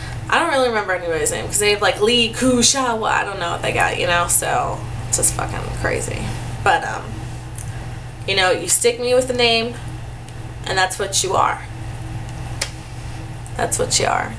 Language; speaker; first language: English; native; English